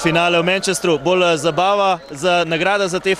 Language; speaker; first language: Slovenian; native; Slovenian